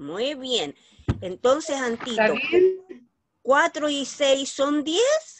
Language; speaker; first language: Spanish; native; Spanish